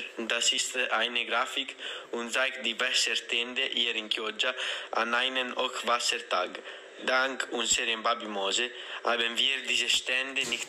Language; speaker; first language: German; non-native, learner; Italian